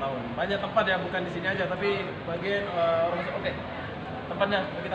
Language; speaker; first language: Indonesian; non-native, local second language; Sasak